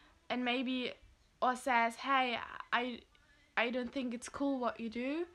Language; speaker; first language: English; non-native, fluent; German